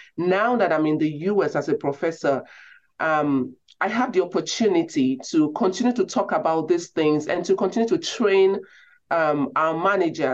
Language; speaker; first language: English; non-native, local second language; Igbo